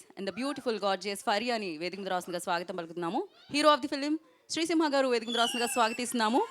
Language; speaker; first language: Telugu; native; Telugu